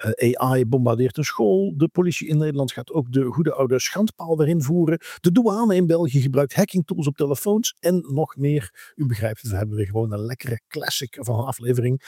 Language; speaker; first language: Dutch; native; Dutch